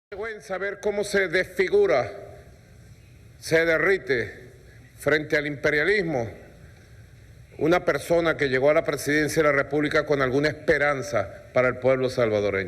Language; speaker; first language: Spanish; native; Spanish